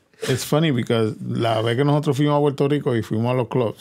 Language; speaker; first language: Spanish; early bilingual, heritage; Spanish